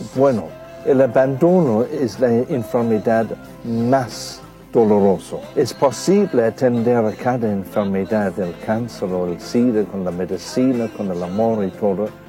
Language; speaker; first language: Spanish; non-native, fluent; English